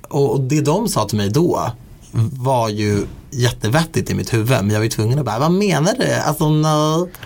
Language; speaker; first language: Swedish; early bilingual, other home language; Persian